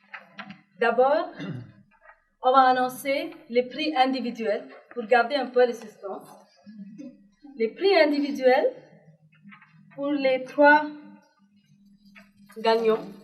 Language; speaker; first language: French; non-native, fluent; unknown